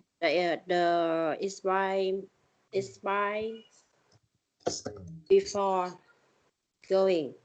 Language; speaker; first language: English; non-native, learner; Vietnamese